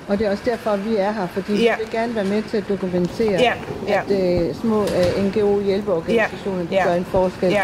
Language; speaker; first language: Danish; native; Danish